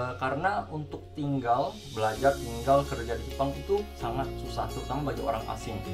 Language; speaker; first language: Indonesian; native; Indonesian